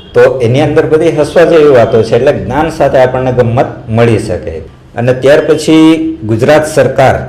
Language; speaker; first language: Gujarati; non-native, local second language; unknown